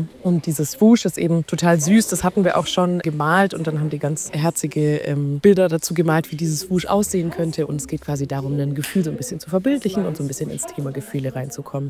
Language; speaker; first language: German; native; German